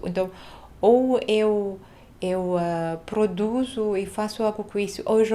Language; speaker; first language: Portuguese; non-native, fluent; Hungarian